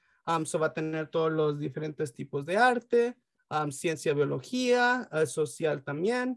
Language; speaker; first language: Spanish; early bilingual, heritage; Spanish